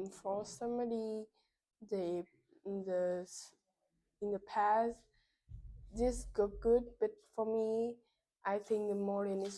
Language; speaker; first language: English; non-native, learner; Vietnamese